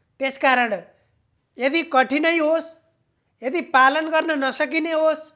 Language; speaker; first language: Nepali; native; Nepali